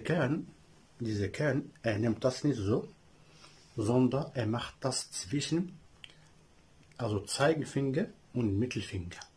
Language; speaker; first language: German; non-native, learner; Arabic